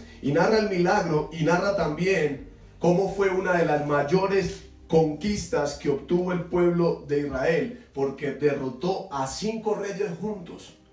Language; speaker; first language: Spanish; native; Spanish